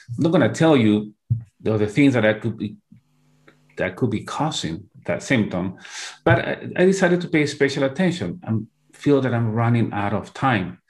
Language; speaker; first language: English; non-native, fluent; Spanish